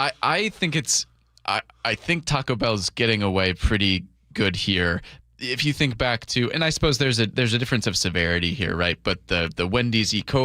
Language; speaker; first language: English; native; English